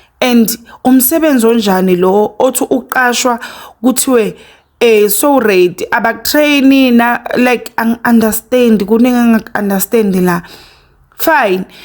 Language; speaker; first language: Zulu; native; Zulu